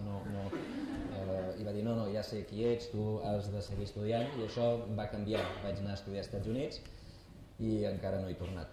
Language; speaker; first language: Catalan; native; Catalan